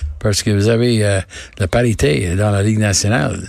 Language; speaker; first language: French; non-native, learner; English